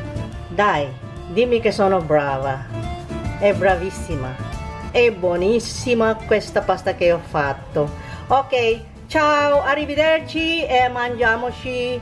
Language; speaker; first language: Italian; non-native, local second language; Filipino